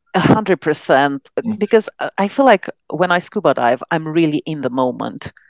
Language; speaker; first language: English; non-native, fluent; Romanian